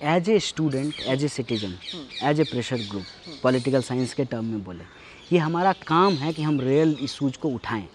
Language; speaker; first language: Hindi; native; Hindi